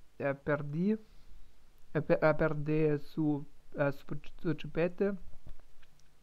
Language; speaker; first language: Spanish; non-native, learner; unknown